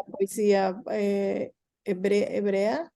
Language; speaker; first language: Spanish; non-native, learner; Portuguese